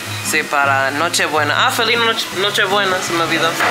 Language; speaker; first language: Spanish; early bilingual, heritage; Spanish